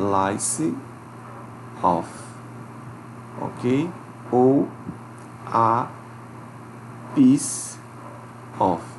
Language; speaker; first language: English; non-native, fluent; Portuguese